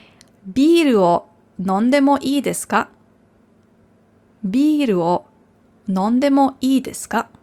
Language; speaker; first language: Japanese; non-native, fluent; German